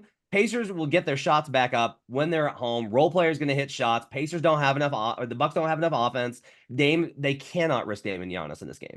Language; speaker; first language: English; native; English